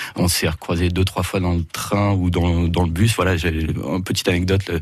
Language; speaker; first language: French; native; French